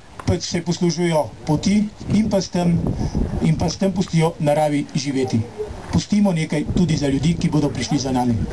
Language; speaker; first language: Slovenian; native; Slovenian